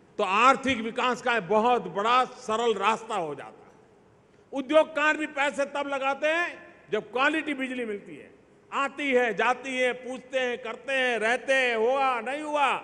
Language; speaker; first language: Hindi; non-native, local second language; Gujarati